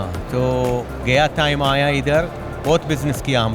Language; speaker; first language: Hindi; non-native, learner; Arabic